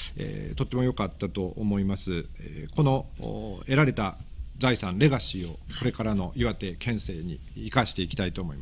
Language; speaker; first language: Japanese; native; Japanese